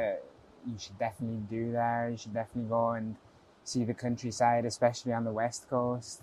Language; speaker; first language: English; native; English